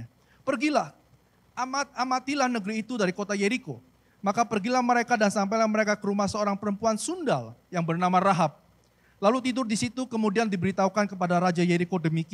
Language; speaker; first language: Indonesian; native; Indonesian